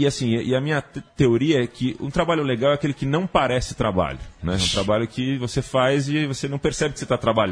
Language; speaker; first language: Portuguese; native; Portuguese